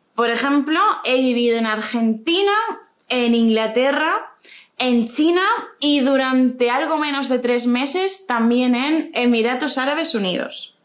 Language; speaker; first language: Spanish; native; Spanish